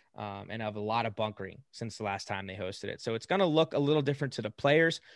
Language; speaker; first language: English; native; English